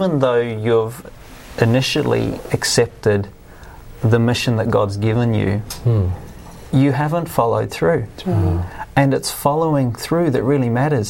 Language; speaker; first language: English; native; English